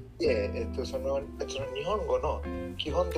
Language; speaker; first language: Japanese; non-native, learner; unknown